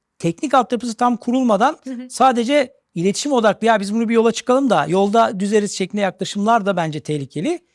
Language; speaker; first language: Turkish; native; Turkish